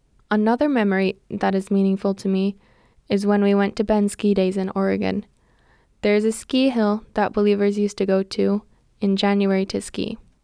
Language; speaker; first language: English; native; English